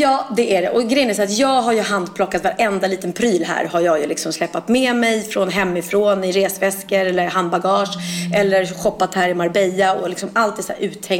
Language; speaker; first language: Swedish; native; Swedish